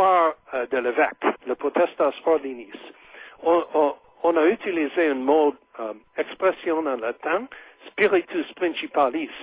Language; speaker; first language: French; non-native, fluent; English